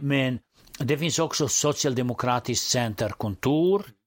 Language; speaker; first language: Swedish; non-native, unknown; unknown